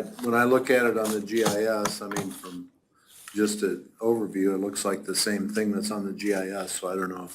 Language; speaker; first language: English; native; English